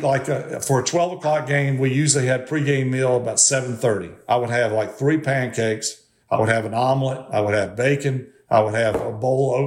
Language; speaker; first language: English; native; English